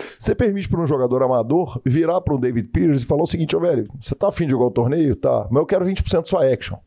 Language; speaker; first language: Portuguese; native; Portuguese